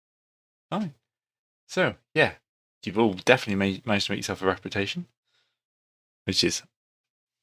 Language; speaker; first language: English; native; English